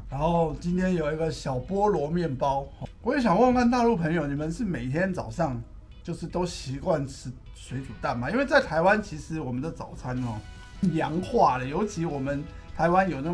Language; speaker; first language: Chinese; native; Chinese